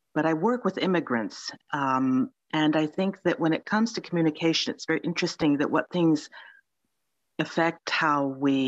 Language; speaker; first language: English; early bilingual, other home language; Finnish